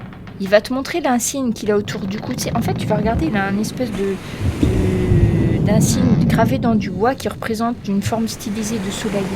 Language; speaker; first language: French; native; French